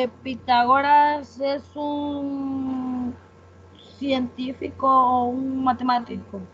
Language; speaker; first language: Spanish; native; Spanish